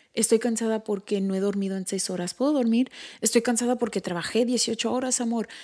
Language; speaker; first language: Spanish; early bilingual, heritage; Spanish